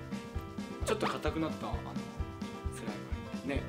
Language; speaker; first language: Japanese; native; Japanese